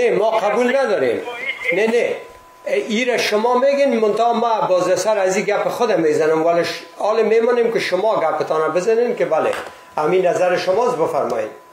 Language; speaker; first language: Persian; native; Persian